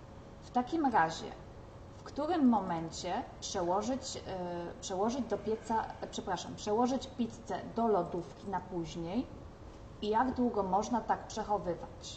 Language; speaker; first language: Polish; native; Polish